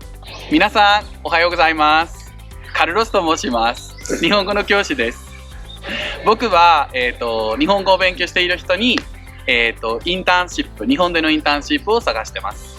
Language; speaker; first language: Japanese; non-native, fluent; Spanish